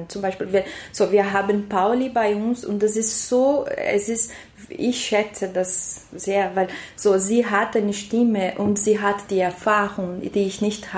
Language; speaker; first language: German; non-native, fluent; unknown